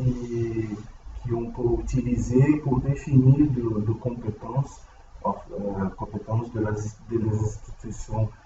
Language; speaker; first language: French; non-native, learner; Portuguese